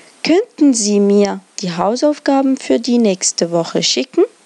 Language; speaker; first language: German; non-native, fluent; Arabic